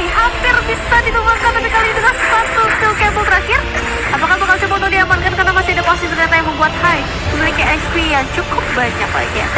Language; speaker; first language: Indonesian; native; Indonesian